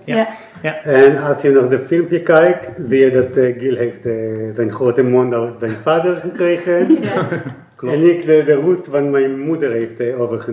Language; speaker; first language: Dutch; non-native, learner; Hebrew